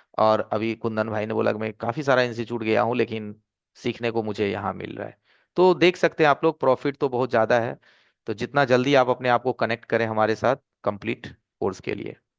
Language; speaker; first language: Hindi; native; Hindi